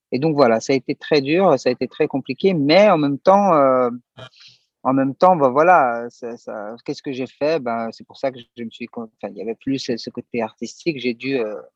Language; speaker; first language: French; native; French